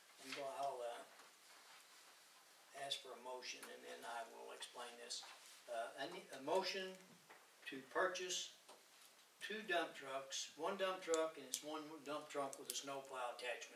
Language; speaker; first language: English; native; English